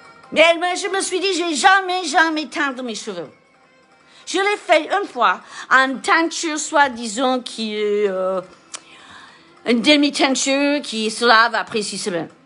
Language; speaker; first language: French; non-native, fluent; English